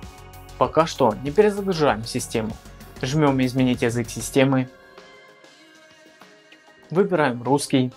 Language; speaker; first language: Russian; native; Russian